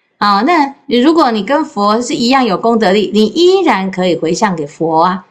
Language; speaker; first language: Chinese; native; Chinese